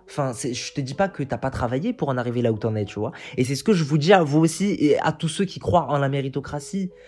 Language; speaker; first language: French; non-native, local second language; Arabic